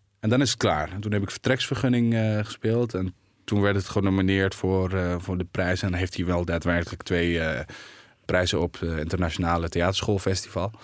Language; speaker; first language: Dutch; early bilingual, other home language; Arabic